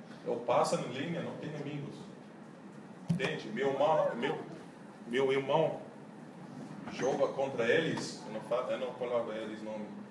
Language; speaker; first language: Portuguese; non-native, learner; English